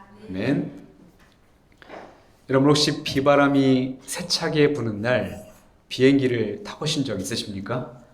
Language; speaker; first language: Korean; native; Korean